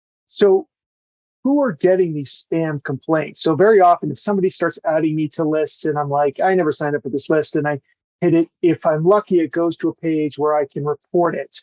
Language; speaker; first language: English; native; English